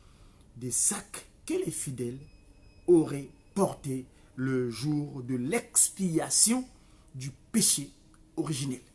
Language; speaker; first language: French; non-native, local second language; Kongo